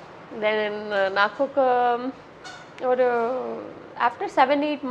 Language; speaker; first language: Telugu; non-native, learner; Tamil